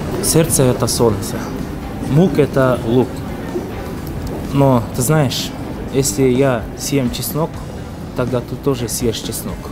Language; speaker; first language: Russian; non-native, local second language; Kyrgyz